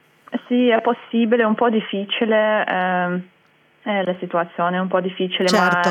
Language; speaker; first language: Italian; non-native, fluent; Russian